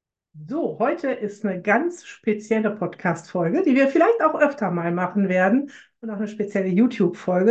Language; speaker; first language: German; native; German